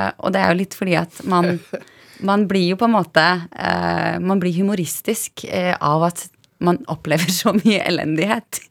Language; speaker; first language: Norwegian; early bilingual, other home language; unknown